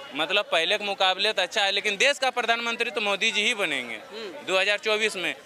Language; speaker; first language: Hindi; native; Hindi